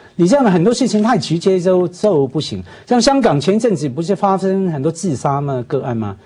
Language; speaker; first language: Chinese; non-native, local second language; Cantonese